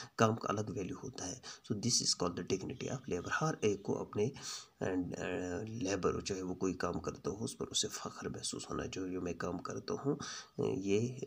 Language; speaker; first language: Urdu; non-native, local second language; Kashmiri